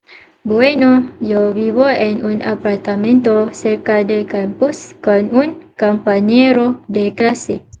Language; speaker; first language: Spanish; non-native, learner; Malay